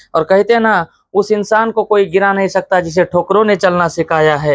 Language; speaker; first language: Hindi; non-native, local second language; Marathi